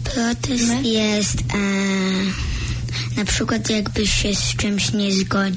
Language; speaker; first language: Polish; early bilingual, heritage; Polish